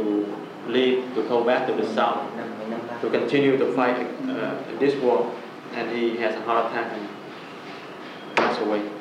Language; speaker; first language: English; non-native, fluent; Vietnamese